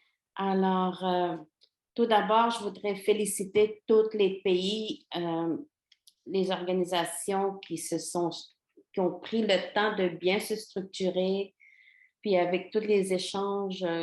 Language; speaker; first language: French; non-native, local second language; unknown